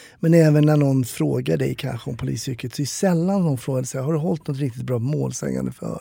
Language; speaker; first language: Swedish; native; Swedish